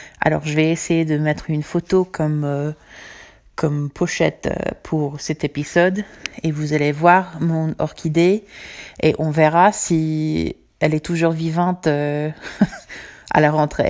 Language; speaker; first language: French; non-native, fluent; English